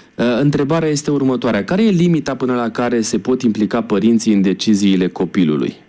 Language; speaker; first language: Romanian; native; Romanian